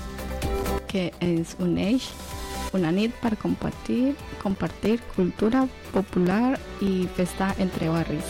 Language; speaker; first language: Catalan; non-native, learner; Spanish